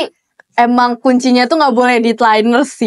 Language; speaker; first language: Indonesian; native; Indonesian